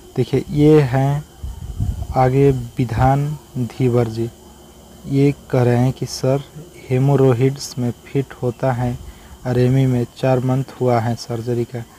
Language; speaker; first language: Hindi; native; Hindi